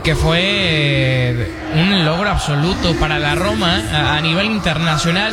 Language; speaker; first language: Spanish; native; Spanish